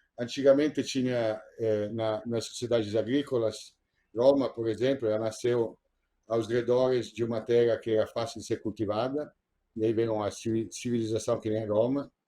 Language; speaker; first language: Portuguese; non-native, fluent; Italian